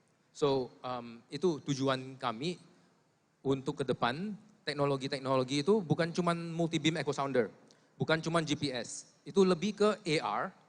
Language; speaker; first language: Indonesian; non-native, fluent; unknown